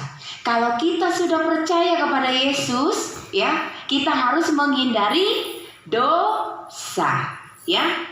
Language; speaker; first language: Indonesian; native; Indonesian